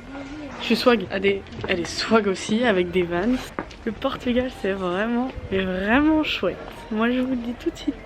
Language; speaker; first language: French; native; French